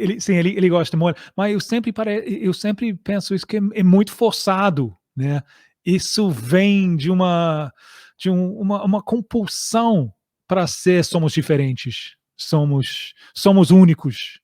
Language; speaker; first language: Portuguese; non-native, fluent; English